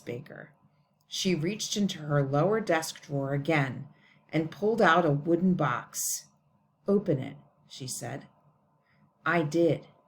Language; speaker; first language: English; native; English